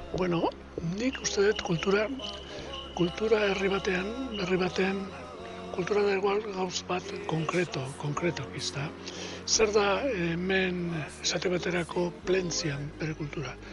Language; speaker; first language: Basque; native; Basque